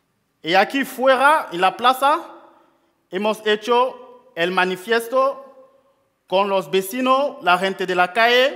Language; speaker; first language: Spanish; non-native, fluent; French